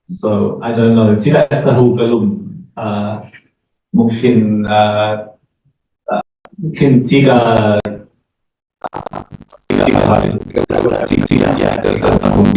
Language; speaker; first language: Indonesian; non-native, learner; English